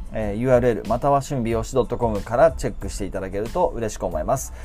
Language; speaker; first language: Japanese; native; Japanese